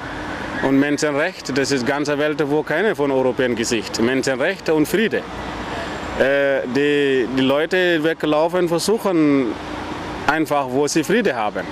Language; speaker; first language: German; non-native, learner; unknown